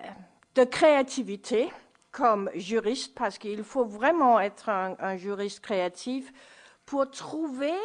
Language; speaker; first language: French; non-native, fluent; Danish